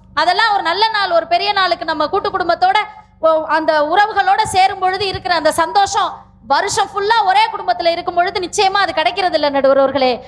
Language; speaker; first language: Tamil; native; Tamil